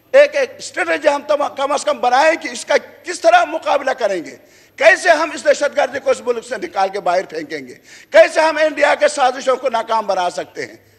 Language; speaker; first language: Urdu; non-native, local second language; Khowar